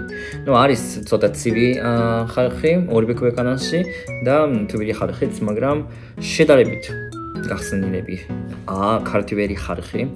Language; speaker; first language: Georgian; non-native, fluent; Japanese